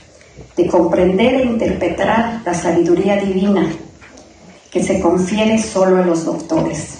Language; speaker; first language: Spanish; native; Spanish